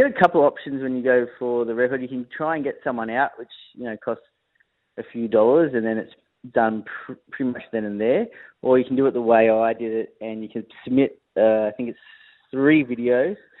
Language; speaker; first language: English; native; English